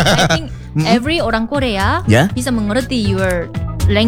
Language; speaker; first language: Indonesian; non-native, learner; Korean